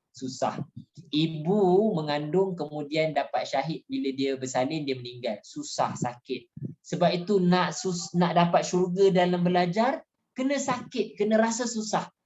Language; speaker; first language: Malay; native; Malay